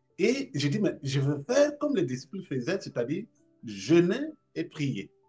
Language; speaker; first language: French; non-native, local second language; Mossi